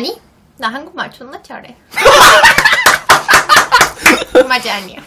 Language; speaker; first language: Korean; non-native, learner; Turkish